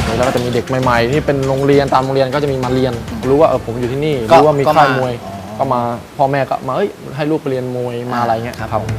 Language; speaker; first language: Thai; non-native, fluent; Spanish